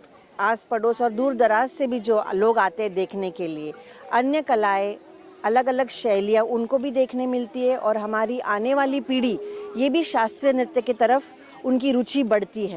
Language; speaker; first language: Hindi; non-native, local second language; Gujarati